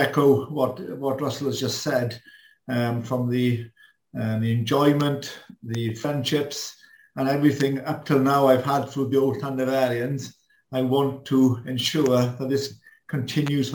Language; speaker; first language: English; non-native, local second language; Welsh